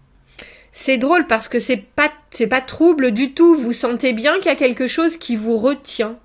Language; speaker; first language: French; native; French